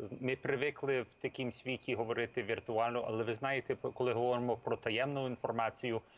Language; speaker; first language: Ukrainian; early bilingual, heritage; English